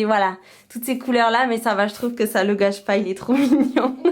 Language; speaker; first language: French; native; French